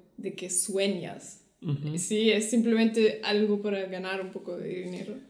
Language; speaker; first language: Spanish; non-native, fluent; German